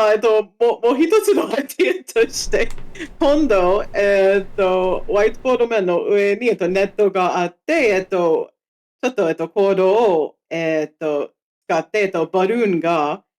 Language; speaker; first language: Japanese; non-native, fluent; English